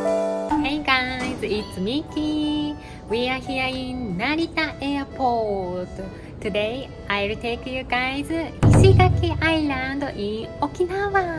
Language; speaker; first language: English; non-native, learner; Japanese